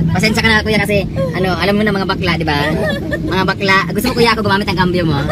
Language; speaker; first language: Filipino; non-native, local second language; Cebuano